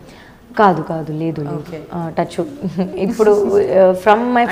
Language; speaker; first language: Telugu; non-native, learner; Tamil